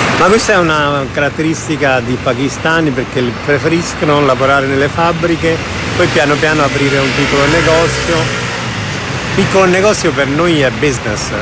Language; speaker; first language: Italian; non-native, fluent; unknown